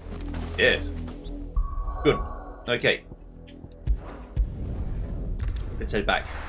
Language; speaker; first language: English; native; English